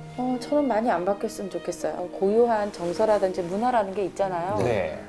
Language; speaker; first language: Korean; native; Korean